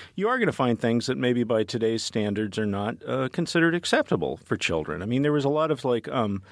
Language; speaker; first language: English; native; English